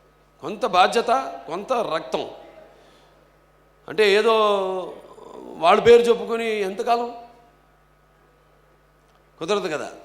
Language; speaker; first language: Telugu; native; Telugu